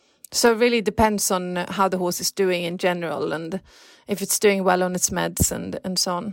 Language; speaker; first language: English; non-native, fluent; Swedish